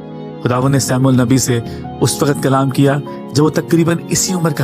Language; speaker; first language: Urdu; native; Urdu